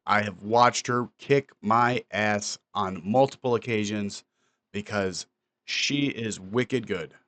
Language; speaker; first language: English; native; English